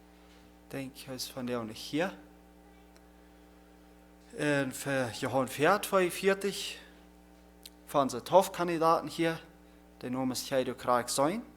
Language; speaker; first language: German; non-native, learner; Plautdietsch